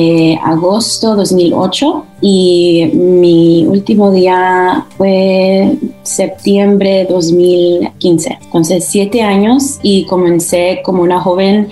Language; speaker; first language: Spanish; early bilingual, heritage; Spanish